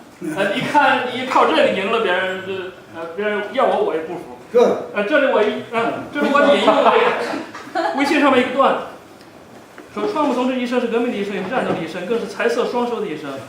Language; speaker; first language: Chinese; native; Chinese